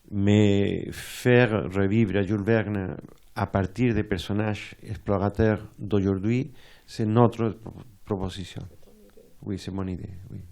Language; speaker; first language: French; non-native, fluent; Spanish